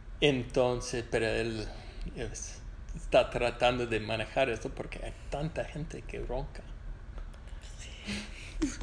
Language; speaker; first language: Spanish; non-native, fluent; English